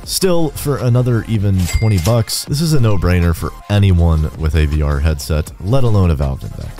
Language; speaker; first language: English; native; English